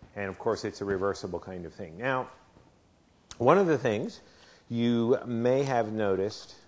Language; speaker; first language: English; native; English